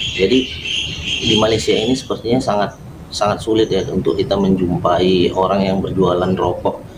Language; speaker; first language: Indonesian; native; Indonesian